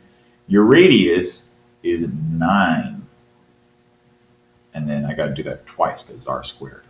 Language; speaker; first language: English; native; English